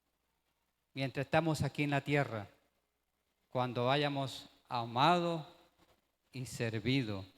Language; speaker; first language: Spanish; native; Spanish